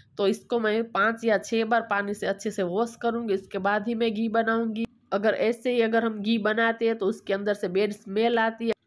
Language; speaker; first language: Hindi; non-native, local second language; Gujarati